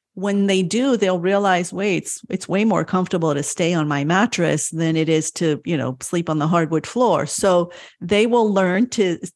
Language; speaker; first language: English; early bilingual, other home language; French